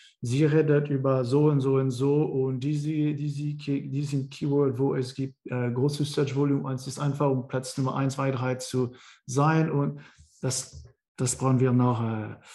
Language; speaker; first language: German; non-native, learner; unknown